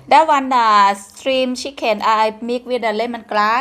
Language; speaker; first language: English; non-native, learner; Northeastern Thai